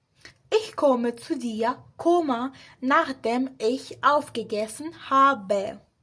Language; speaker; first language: German; non-native, fluent; Spanish